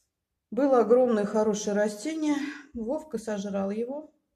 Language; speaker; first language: Russian; native; Russian